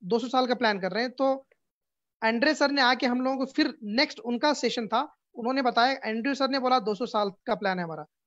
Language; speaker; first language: Hindi; non-native, local second language; Urdu